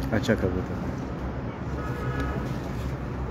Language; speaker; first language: Hindi; non-native, local second language; Punjabi